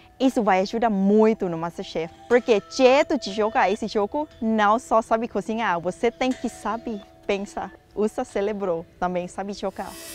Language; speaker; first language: Portuguese; non-native, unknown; Thai